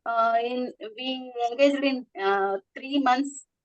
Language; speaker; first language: English; non-native, local second language; Kannada